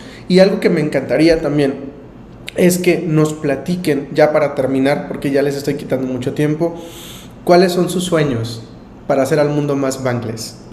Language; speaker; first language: Spanish; native; Spanish